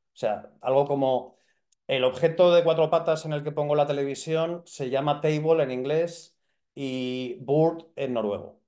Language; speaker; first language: Spanish; native; Spanish